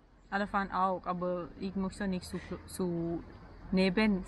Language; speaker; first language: German; non-native, learner; Thai